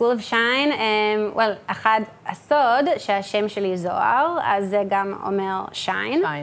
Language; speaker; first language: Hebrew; early bilingual, heritage; English